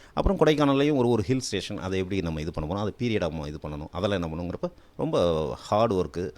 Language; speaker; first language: Tamil; native; Tamil